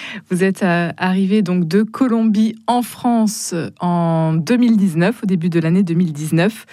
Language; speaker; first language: French; native; French